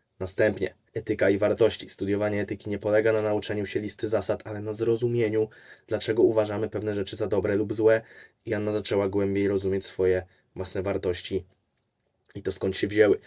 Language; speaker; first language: Polish; native; Polish